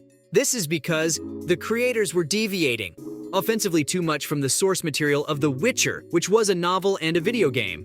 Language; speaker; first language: English; native; English